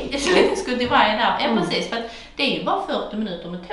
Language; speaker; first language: Swedish; native; Swedish